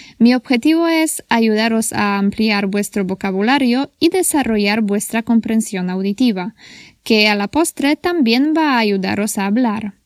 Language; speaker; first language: Spanish; non-native, fluent; Polish